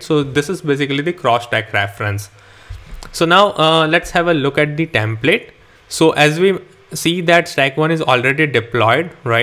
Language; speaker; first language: English; non-native, local second language; Hindi